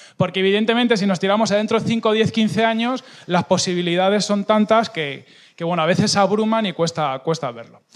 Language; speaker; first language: Spanish; native; Spanish